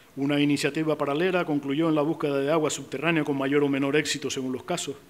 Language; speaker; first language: Spanish; native; Spanish